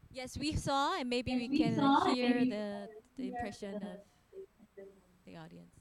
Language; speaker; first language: English; non-native, fluent; Korean